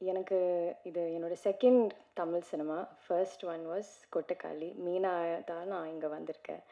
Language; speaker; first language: Tamil; non-native, learner; Malayalam